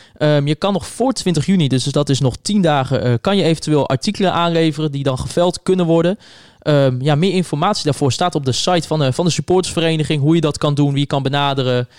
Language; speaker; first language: Dutch; native; Dutch